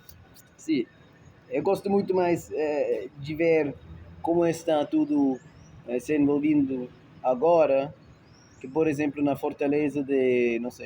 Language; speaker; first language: Portuguese; non-native, fluent; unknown